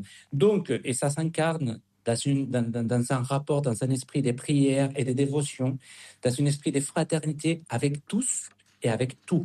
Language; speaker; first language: French; non-native, fluent; Spanish